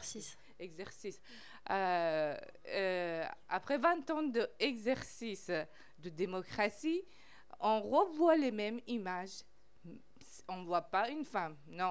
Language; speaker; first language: French; non-native, fluent; Persian